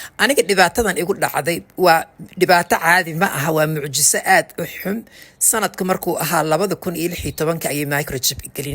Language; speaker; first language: Somali; early bilingual, heritage; Somali